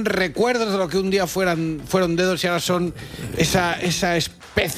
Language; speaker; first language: Spanish; native; Spanish